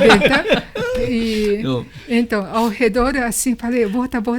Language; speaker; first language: Portuguese; non-native, learner; Japanese